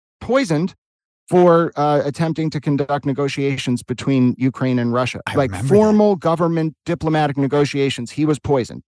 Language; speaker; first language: English; native; English